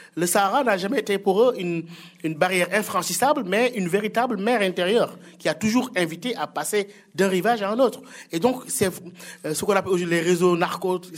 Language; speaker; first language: French; non-native, local second language; Wolof